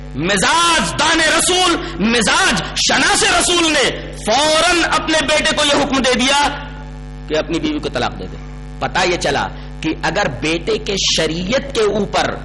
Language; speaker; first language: Urdu; native; Urdu